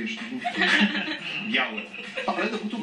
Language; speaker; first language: Polish; native; Polish